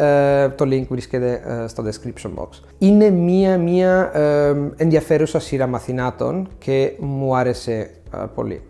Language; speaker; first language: Greek; non-native, fluent; Italian